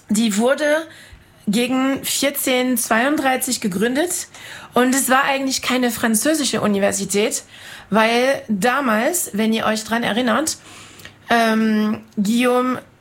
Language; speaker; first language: German; non-native, fluent; French